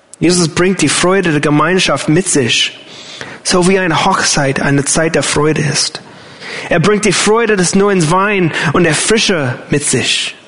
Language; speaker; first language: German; non-native, fluent; English